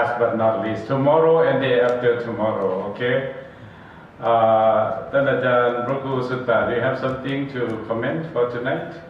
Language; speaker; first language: English; non-native, learner; Thai